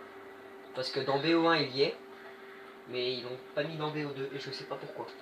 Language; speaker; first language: French; native; French